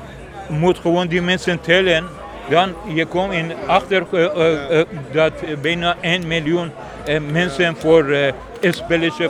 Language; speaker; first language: Dutch; non-native, learner; Persian